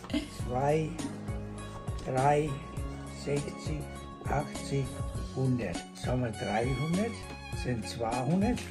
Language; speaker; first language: German; native; German